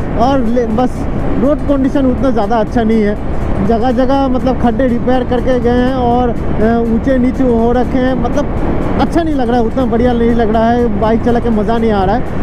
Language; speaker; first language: Hindi; non-native, local second language; Bangla